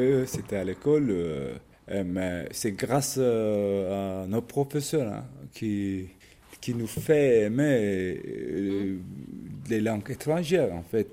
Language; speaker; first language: French; non-native, fluent; Turkish